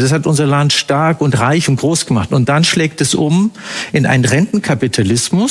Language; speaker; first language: German; native; German